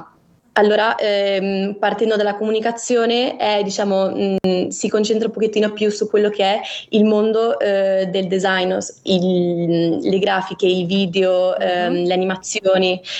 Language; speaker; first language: Italian; native; Italian